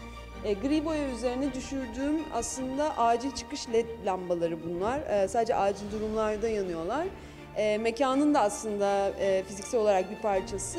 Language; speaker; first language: Turkish; native; Turkish